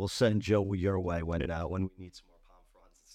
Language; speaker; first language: English; native; English